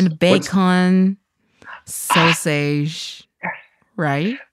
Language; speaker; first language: English; non-native, learner; Japanese